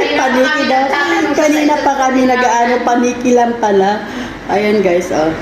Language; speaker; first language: Filipino; non-native, local second language; Iloko